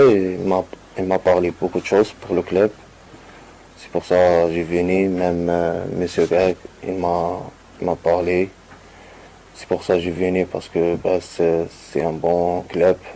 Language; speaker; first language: French; non-native, learner; Arabic